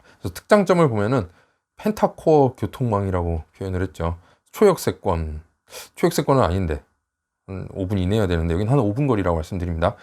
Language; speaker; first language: Korean; native; Korean